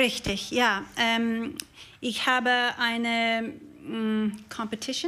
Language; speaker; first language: German; non-native, learner; English